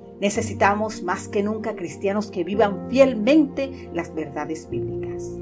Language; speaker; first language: Spanish; native; Spanish